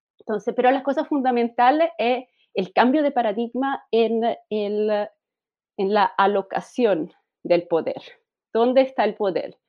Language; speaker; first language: Spanish; non-native, fluent; Italian